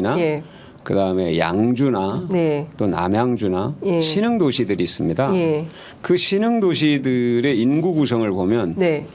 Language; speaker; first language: Korean; native; Korean